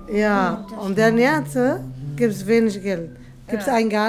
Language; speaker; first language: German; non-native, learner; Arabic